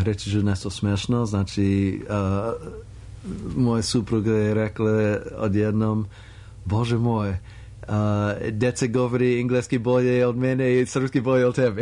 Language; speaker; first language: Serbian; non-native, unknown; English